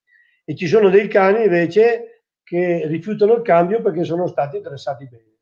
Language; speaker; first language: Italian; native; Italian